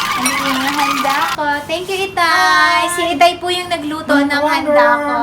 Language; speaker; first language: Filipino; non-native, local second language; Hiligaynon